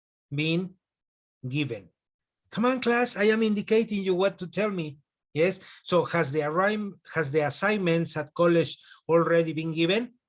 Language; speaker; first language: English; non-native, fluent; Spanish